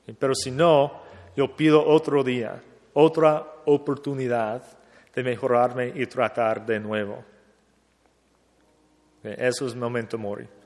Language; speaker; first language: Spanish; non-native, fluent; English